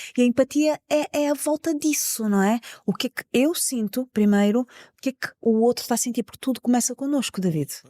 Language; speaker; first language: Portuguese; native; Portuguese